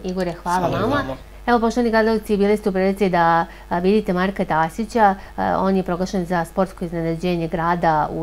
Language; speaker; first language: Serbian; native; Serbian